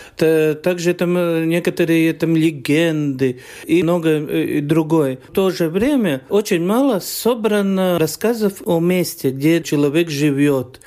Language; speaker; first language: Russian; non-native, fluent; Latvian